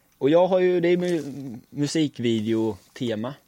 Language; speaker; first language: Swedish; native; Swedish